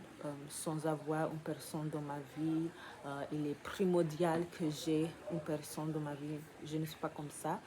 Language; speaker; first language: French; non-native, learner; English